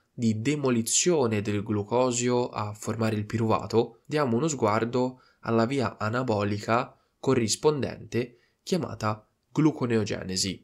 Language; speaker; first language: Italian; native; Italian